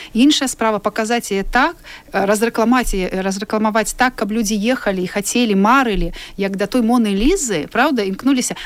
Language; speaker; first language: Belarusian; non-native, local second language; Russian